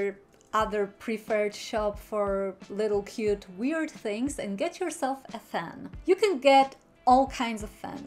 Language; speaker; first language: English; non-native, fluent; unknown